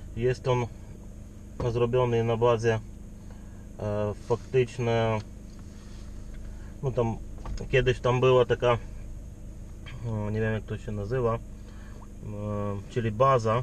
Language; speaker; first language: Polish; non-native, learner; Ukrainian